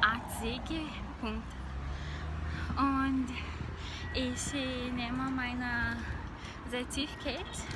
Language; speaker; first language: German; non-native, learner; Portuguese